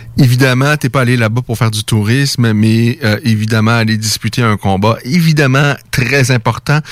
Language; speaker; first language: French; native; French